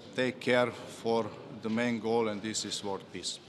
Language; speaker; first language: English; non-native, fluent; Slovenian